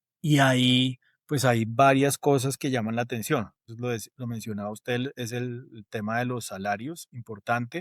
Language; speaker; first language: Spanish; native; Spanish